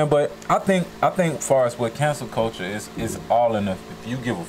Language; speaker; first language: English; native; English